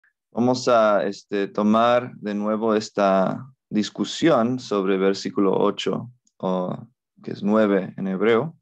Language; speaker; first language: Spanish; non-native, fluent; English